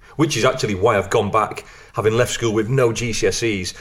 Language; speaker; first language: English; native; English